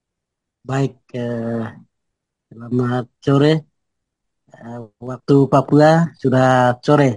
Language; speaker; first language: Indonesian; non-native, local second language; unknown